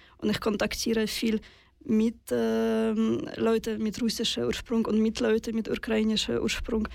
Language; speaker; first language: German; non-native, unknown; Russian